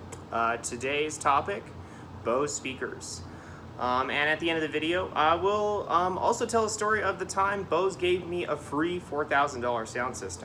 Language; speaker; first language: English; native; English